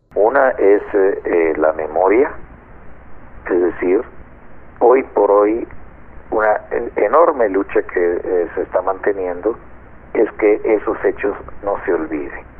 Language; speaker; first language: Spanish; native; Spanish